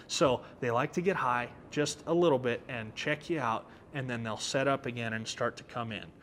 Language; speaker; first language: English; native; English